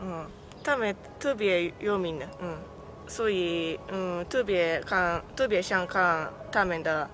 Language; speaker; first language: Chinese; non-native, learner; Japanese